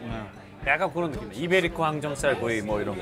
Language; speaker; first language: Korean; native; Korean